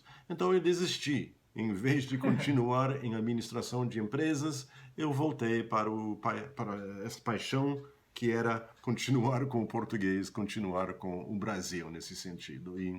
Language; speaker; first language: Portuguese; non-native, fluent; English